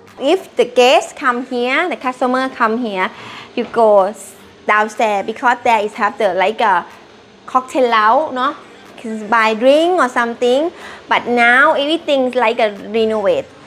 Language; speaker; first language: English; non-native, learner; Thai